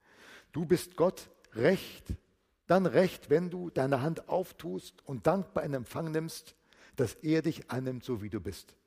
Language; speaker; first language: German; native; German